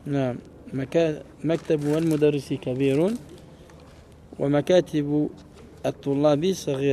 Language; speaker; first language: Arabic; non-native, fluent; French